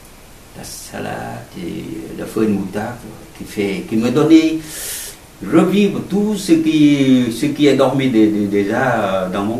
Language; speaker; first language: French; non-native, learner; Vietnamese